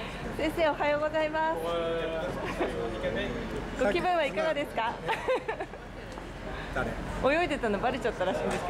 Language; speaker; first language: Japanese; non-native, fluent; French